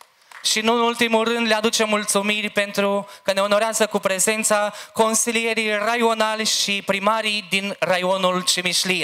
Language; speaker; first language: Romanian; native; Romanian